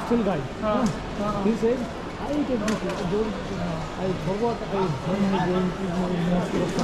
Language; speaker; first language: English; non-native, local second language; Bangla